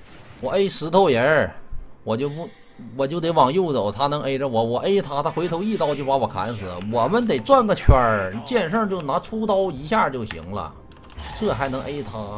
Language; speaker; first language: Chinese; native; Chinese